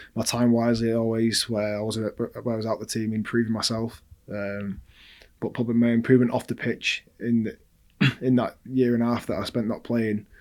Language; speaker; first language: English; native; English